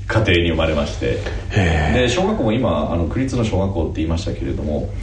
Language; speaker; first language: Japanese; native; Japanese